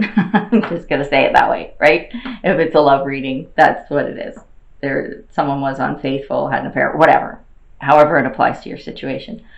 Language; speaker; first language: English; native; English